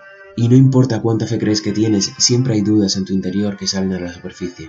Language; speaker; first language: Spanish; native; Spanish